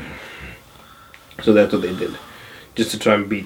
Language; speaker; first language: English; non-native, local second language; Shona